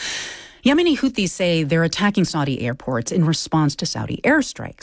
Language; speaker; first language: English; native; English